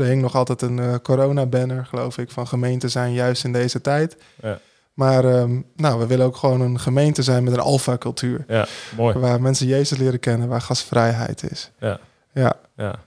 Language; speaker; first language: Dutch; native; Dutch